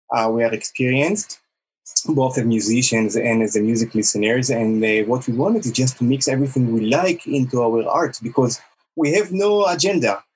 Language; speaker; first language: English; non-native, fluent; Hebrew